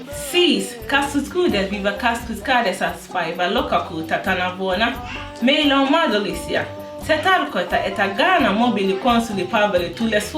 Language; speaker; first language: Finnish; non-native, learner; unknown